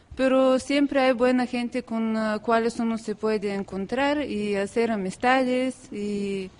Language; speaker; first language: Spanish; non-native, fluent; Bulgarian